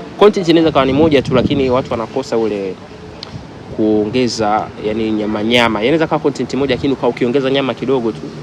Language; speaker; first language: Swahili; native; Swahili